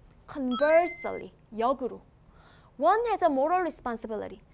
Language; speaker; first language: English; non-native, fluent; Korean